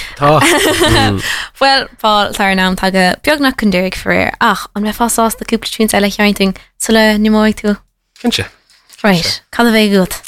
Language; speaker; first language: Irish; native; Irish